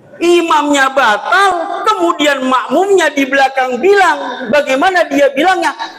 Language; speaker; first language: Indonesian; native; Indonesian